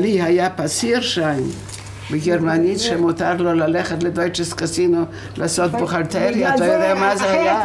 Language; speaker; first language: Hebrew; non-native, fluent; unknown